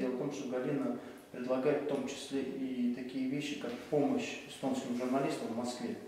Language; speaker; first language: Russian; native; Russian